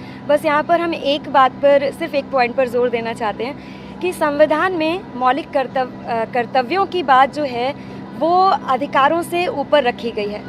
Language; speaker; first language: Hindi; native; Hindi